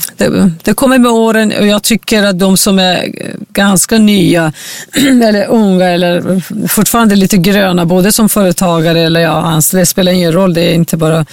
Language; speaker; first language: Swedish; non-native, fluent; Persian